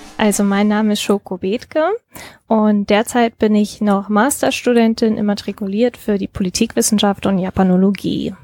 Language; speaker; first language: German; early bilingual, other home language; Japanese